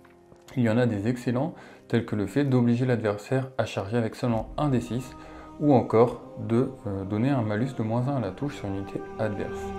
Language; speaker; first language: French; native; French